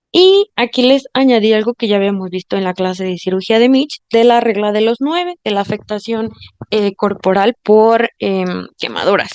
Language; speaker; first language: Spanish; native; Spanish